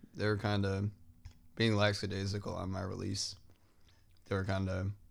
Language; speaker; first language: English; native; English